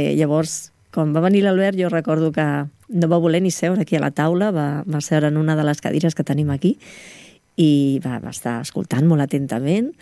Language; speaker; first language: Catalan; native; Catalan